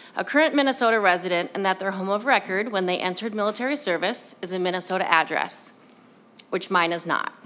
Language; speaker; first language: English; native; English